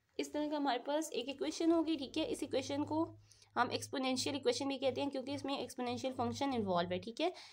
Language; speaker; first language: Urdu; non-native, local second language; Punjabi